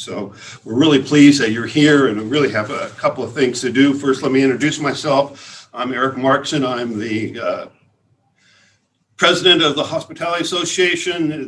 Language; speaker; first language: English; native; English